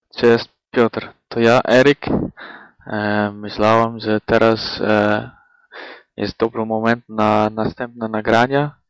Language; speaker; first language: Polish; non-native, learner; Dutch